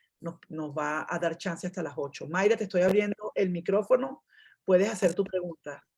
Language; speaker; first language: Spanish; native; Spanish